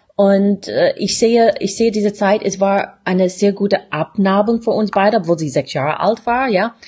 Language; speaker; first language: German; non-native, fluent; English